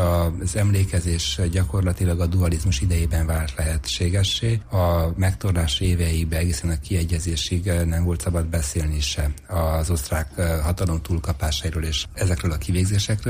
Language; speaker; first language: Hungarian; native; Hungarian